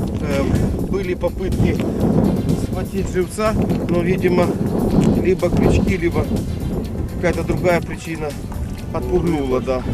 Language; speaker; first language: Russian; native; Russian